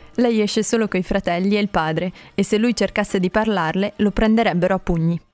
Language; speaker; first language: Italian; native; Italian